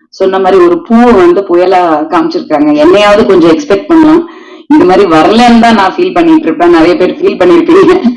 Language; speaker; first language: Tamil; native; Tamil